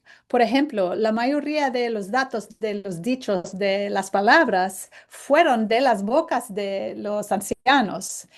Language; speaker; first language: Spanish; non-native, fluent; English